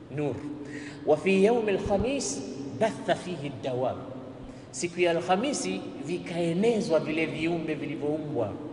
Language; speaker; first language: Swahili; native; Swahili